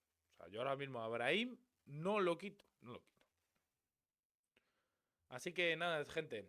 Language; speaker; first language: Spanish; native; Spanish